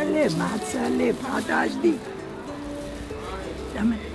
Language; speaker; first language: Russian; non-native, fluent; Georgian